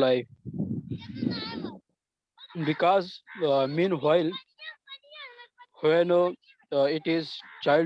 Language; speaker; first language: English; non-native, learner; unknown